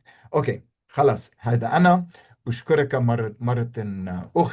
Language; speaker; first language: Arabic; non-native, fluent; English